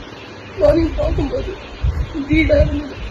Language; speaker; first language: Tamil; non-native, local second language; Kannada